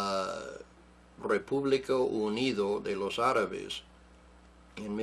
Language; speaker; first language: Spanish; non-native, fluent; English